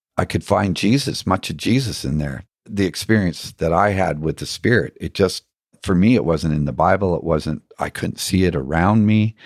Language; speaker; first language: English; native; English